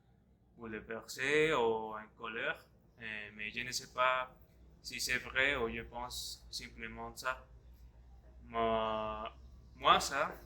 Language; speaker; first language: French; non-native, learner; Spanish